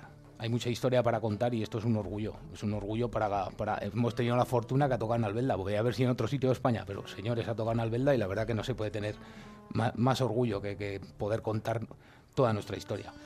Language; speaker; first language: Spanish; native; Spanish